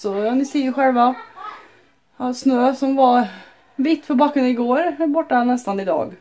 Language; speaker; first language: Swedish; native; Swedish